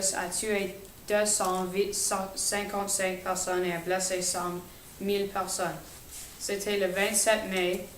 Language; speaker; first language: French; non-native, learner; English